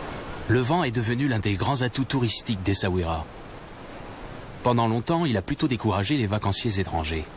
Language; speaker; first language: French; native; French